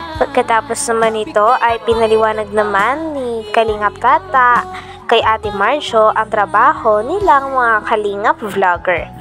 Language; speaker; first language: Filipino; native; Filipino